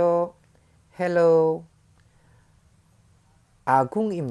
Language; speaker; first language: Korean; non-native, learner; Filipino